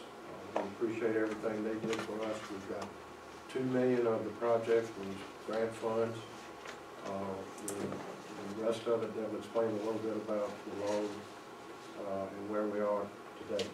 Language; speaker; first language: English; native; English